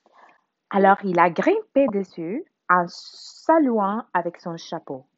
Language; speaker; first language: French; non-native, learner; Spanish